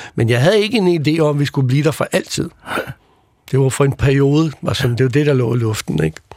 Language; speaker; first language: Danish; early bilingual, other home language; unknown